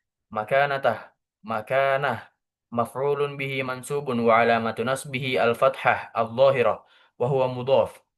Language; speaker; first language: Arabic; non-native, learner; Indonesian